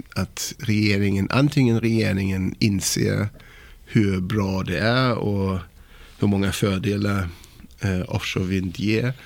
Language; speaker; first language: Swedish; non-native, fluent; German